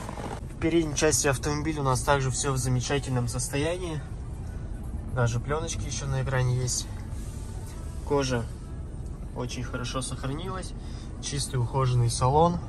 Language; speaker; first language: Russian; native; Russian